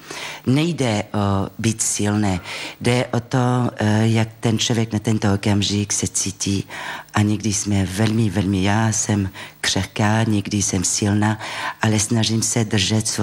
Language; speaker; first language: Czech; non-native, fluent; French